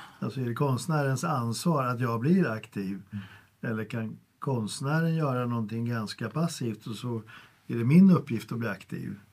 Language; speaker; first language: Swedish; native; Swedish